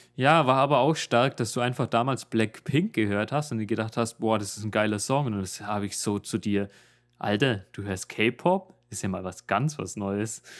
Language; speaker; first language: German; native; German